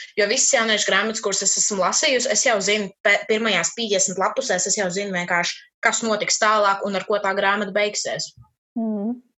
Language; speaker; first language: Latvian; native; Latvian